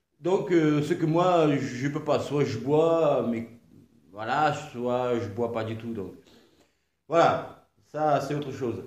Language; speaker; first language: French; non-native, fluent; Georgian